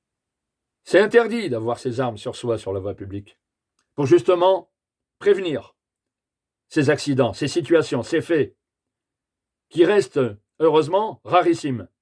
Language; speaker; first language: French; native; French